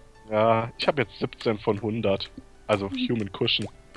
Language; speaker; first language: German; native; German